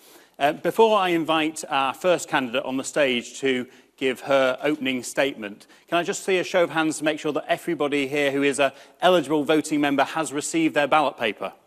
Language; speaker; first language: English; native; English